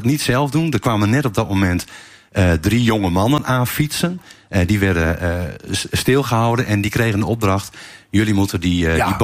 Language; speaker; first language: Dutch; native; Dutch